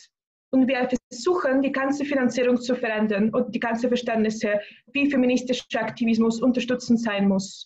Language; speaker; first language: German; non-native, fluent; Russian